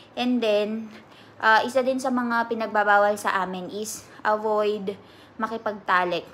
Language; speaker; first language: Filipino; native; Filipino